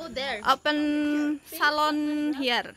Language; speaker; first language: English; non-native, learner; Indonesian